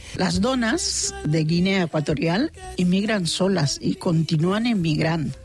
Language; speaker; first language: Catalan; non-native, fluent; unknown